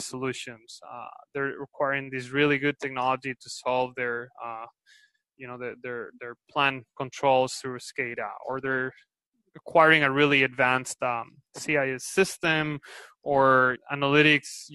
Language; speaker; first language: English; non-native, fluent; Spanish